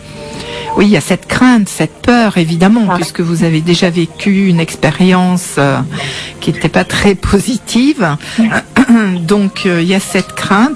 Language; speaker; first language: French; native; French